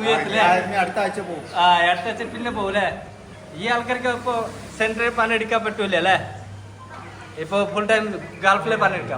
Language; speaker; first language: Malayalam; non-native, learner; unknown